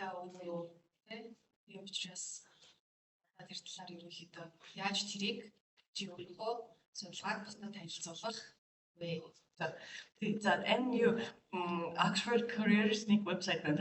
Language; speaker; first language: Mongolian; non-native, fluent; English